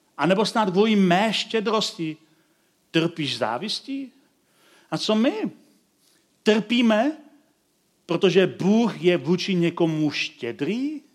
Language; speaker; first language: Czech; native; Czech